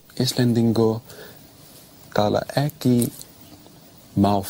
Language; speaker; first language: Icelandic; non-native, learner; English